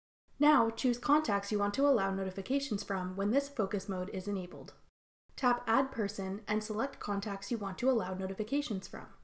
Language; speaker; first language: English; native; English